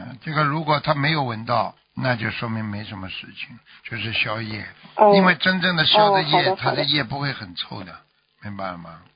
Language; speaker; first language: Chinese; native; Chinese